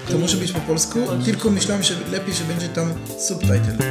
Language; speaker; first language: Polish; non-native, learner; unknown